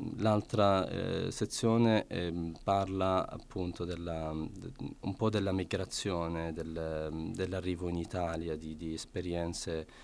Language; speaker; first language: Italian; non-native, fluent; Arabic